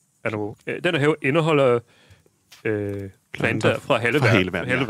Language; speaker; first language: Danish; non-native, fluent; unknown